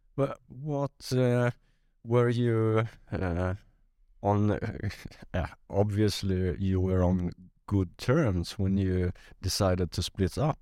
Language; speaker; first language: English; non-native, fluent; Swedish